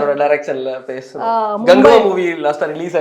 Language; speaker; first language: Tamil; native; Tamil